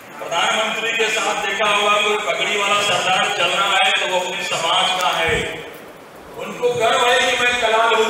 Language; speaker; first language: Hindi; native; Hindi